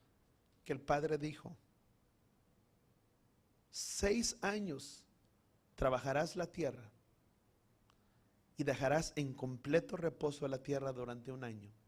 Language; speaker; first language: Spanish; native; Spanish